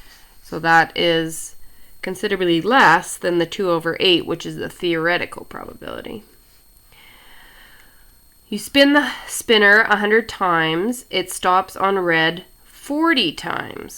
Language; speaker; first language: English; native; English